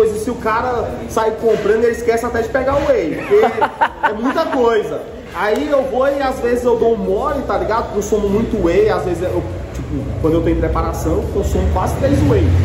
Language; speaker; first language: Portuguese; native; Portuguese